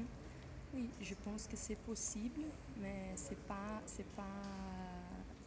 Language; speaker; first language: French; non-native, fluent; Portuguese